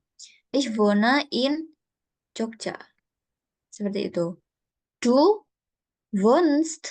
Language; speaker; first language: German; non-native, fluent; Indonesian